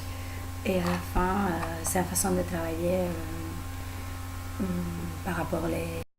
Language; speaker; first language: French; non-native, learner; Spanish